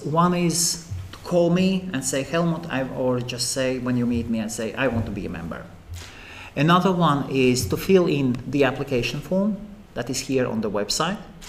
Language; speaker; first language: English; non-native, fluent; Latvian